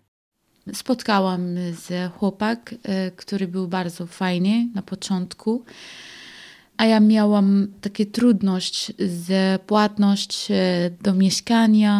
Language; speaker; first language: Polish; non-native, learner; Arabic